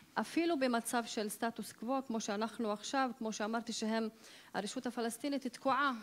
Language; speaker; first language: Hebrew; non-native, local second language; Arabic